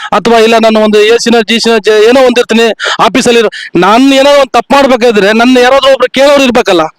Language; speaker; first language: Kannada; native; Kannada